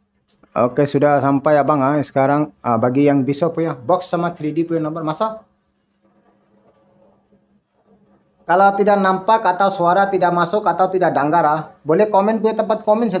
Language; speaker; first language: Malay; non-native, learner; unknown